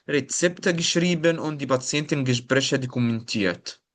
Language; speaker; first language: German; non-native, fluent; Arabic